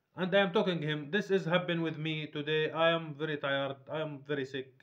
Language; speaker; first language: English; non-native, learner; Arabic